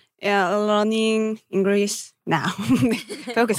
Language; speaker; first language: English; non-native, learner; Korean